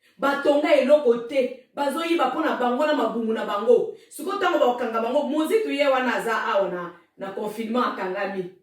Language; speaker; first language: Lingala; non-native, local second language; Luba-Lulua